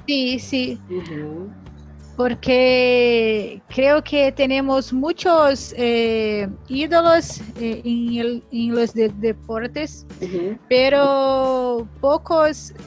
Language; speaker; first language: Spanish; non-native, learner; Portuguese